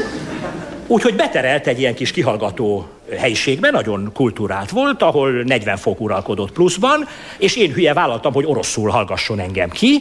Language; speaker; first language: Hungarian; native; Hungarian